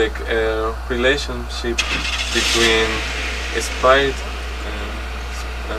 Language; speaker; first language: English; non-native, learner; Spanish